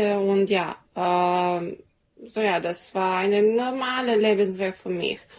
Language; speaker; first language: German; non-native, fluent; Serbian